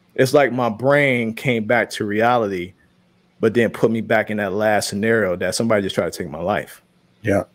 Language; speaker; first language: English; native; English